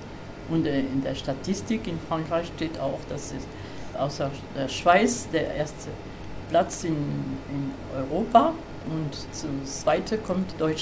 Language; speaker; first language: German; non-native, fluent; French